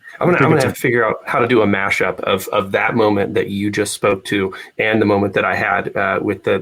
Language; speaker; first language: English; native; English